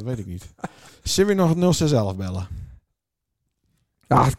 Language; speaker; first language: Dutch; native; Dutch